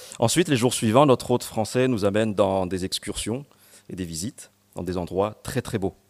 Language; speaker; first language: French; non-native, local second language; Malagasy